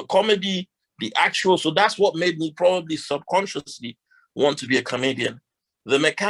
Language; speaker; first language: English; non-native, local second language; Hausa